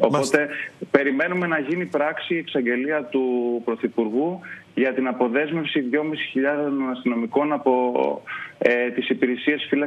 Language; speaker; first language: Greek; native; Greek